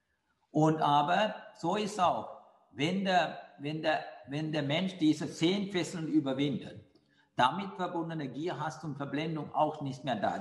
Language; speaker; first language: German; non-native, fluent; Sinhala